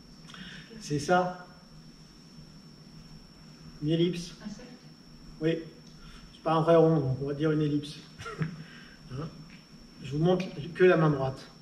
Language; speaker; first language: French; native; French